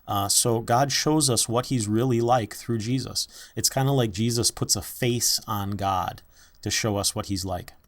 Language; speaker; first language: English; native; English